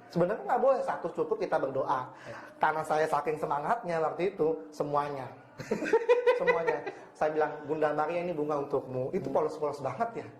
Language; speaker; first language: Indonesian; native; Indonesian